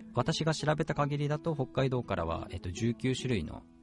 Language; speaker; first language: Japanese; native; Japanese